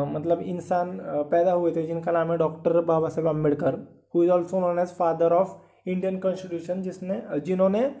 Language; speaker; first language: Hindi; non-native, local second language; Marathi